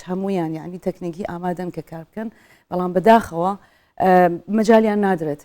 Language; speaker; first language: Central Kurdish; native; Central Kurdish